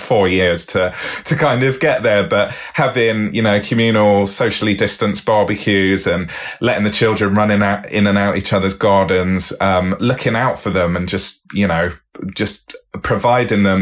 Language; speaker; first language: English; native; English